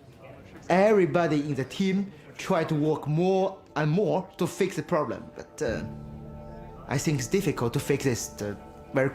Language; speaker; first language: English; non-native, learner; Chinese